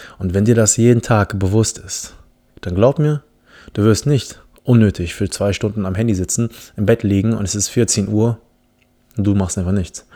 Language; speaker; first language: German; early bilingual, other home language; English